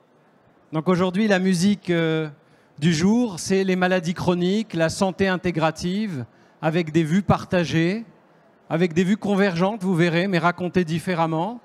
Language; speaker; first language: French; native; French